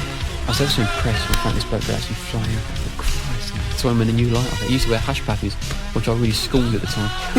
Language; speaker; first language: English; native; English